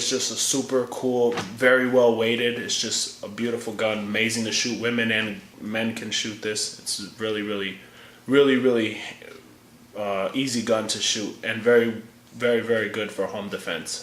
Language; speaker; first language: English; native; English